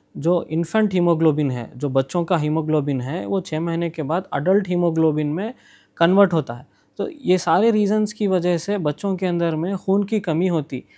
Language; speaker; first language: Hindi; non-native, local second language; Urdu